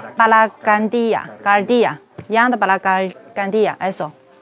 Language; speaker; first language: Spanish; non-native, learner; Chinese